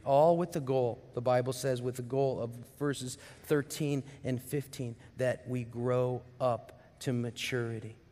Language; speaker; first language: English; native; English